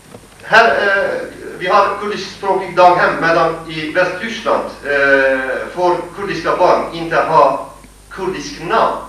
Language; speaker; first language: Swedish; non-native, fluent; Kurdish